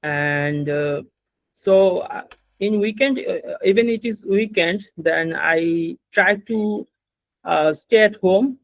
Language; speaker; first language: English; non-native, learner; Bangla